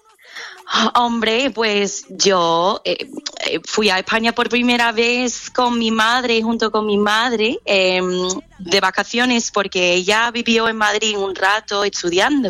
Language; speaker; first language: Spanish; non-native, fluent; English